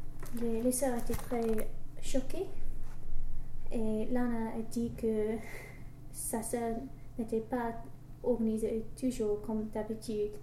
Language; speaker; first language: French; non-native, learner; English